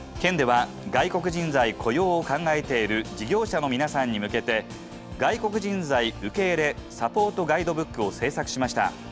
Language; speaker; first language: Japanese; native; Japanese